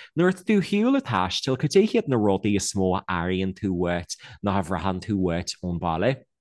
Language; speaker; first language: Irish; native; Irish